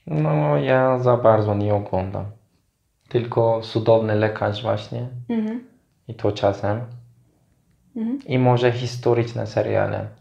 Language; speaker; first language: Polish; non-native, fluent; Turkish